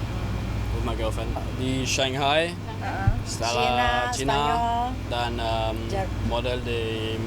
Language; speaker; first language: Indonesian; non-native, learner; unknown